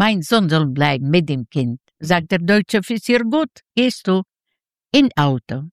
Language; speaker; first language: German; non-native, learner; Yiddish